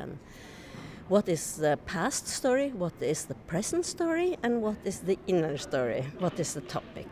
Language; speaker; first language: English; non-native, fluent; Norwegian